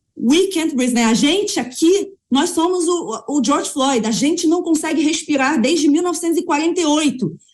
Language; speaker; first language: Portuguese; native; Portuguese